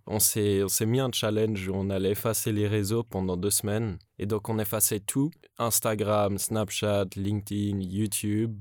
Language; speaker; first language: French; native; French